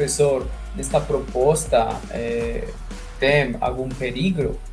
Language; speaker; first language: Portuguese; non-native, fluent; Spanish